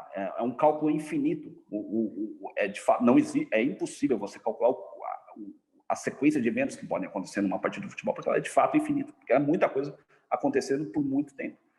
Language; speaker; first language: Portuguese; native; Portuguese